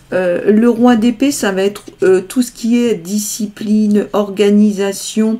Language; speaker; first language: French; native; French